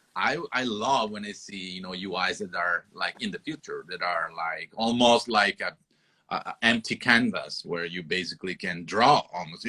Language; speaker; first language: English; non-native, fluent; Italian